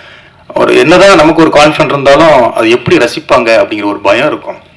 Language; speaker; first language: Tamil; native; Tamil